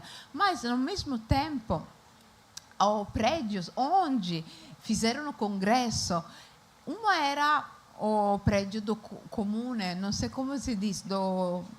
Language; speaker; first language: Portuguese; non-native, fluent; Italian